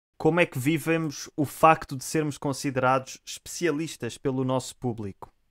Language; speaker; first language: Portuguese; native; Portuguese